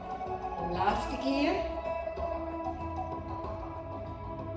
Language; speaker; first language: Dutch; non-native, learner; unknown